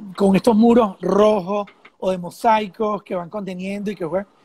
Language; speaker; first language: Spanish; native; Spanish